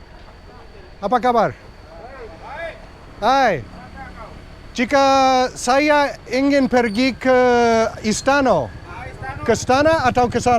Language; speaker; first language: Indonesian; non-native, learner; English